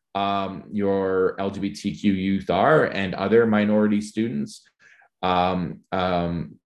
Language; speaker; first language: English; native; English